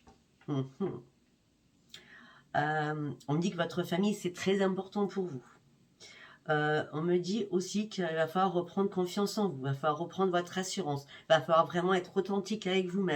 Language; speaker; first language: French; native; French